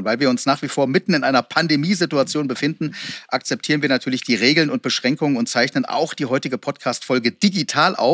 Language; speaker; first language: German; native; German